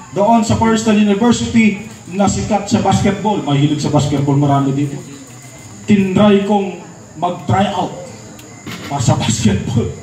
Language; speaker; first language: Filipino; non-native, local second language; Pampanga